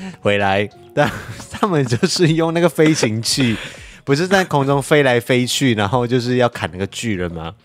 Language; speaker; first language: Chinese; native; Chinese